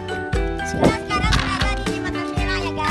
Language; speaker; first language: Indonesian; non-native, local second language; Minangkabau